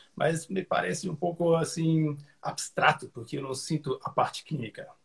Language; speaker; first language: Portuguese; non-native, fluent; German